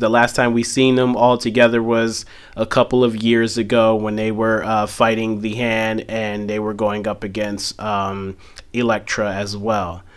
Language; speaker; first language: English; native; English